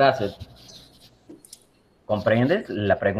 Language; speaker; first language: Spanish; non-native, fluent; Portuguese